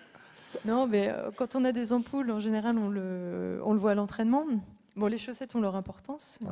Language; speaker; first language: French; native; French